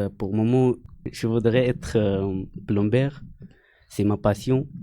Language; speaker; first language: French; non-native, learner; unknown